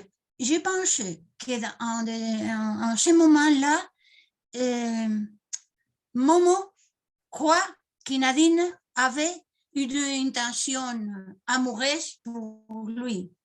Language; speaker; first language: French; non-native, fluent; Spanish